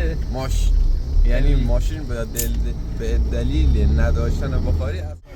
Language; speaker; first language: Persian; native; Persian